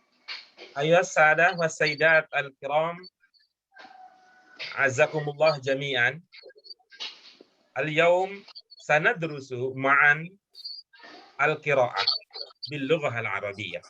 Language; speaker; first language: Arabic; non-native, fluent; Indonesian